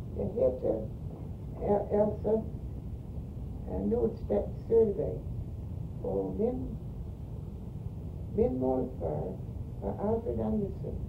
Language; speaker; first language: Swedish; early bilingual, heritage; Swedish